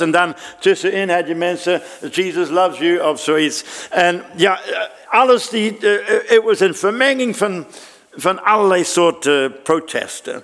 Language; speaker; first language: Dutch; non-native, fluent; English